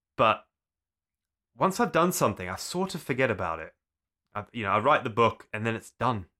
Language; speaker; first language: English; native; English